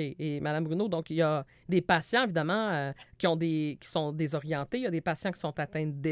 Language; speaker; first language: French; native; French